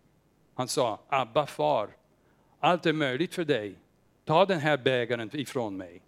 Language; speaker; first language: Swedish; non-native, fluent; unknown